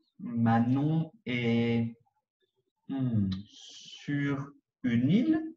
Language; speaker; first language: French; non-native, learner; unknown